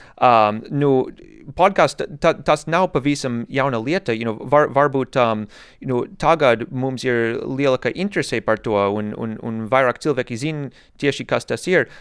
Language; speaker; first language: Latvian; non-native, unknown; English